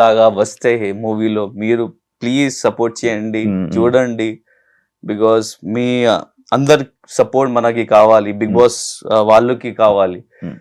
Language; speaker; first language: Telugu; non-native, learner; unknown